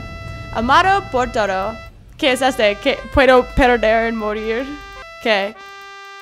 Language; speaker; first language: Spanish; non-native, learner; English